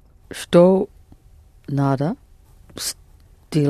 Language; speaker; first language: Russian; non-native, learner; English